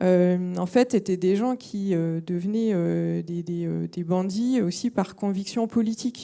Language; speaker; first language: French; native; French